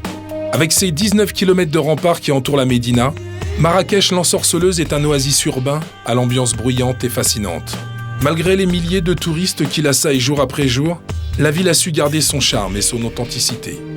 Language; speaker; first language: French; native; French